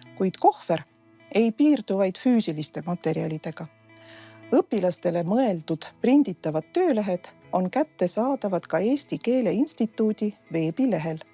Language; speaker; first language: Estonian; non-native, local second language; Russian